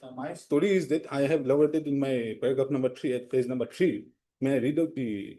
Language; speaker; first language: English; non-native, local second language; Assamese